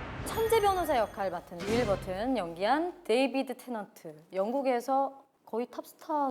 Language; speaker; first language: Korean; native; Korean